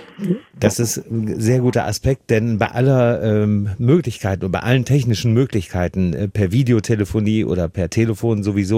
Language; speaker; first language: German; native; German